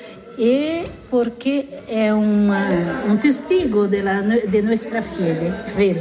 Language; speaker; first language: Spanish; non-native, learner; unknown